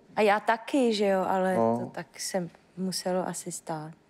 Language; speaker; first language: Czech; native; Czech